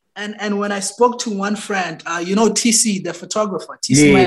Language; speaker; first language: English; non-native, local second language; Xhosa